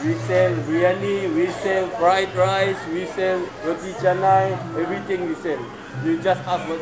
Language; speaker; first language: English; non-native, learner; Bangla